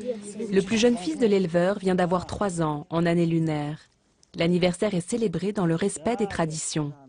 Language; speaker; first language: French; native; French